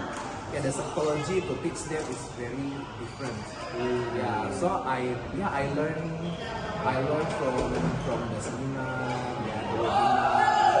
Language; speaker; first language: English; non-native, learner; Indonesian